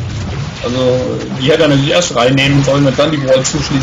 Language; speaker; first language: German; native; German